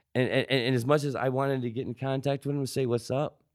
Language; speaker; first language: English; native; English